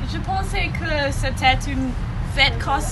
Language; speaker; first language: French; non-native, learner; English